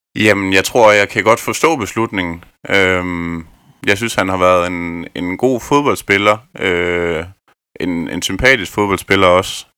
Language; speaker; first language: Danish; native; Danish